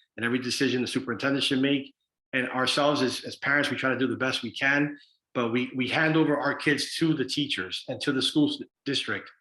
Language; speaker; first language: English; early bilingual, other home language; Spanish